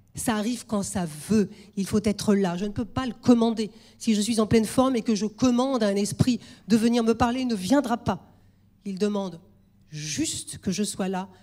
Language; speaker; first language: French; native; French